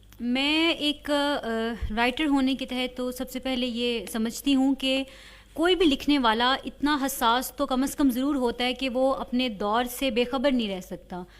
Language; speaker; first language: Urdu; native; Urdu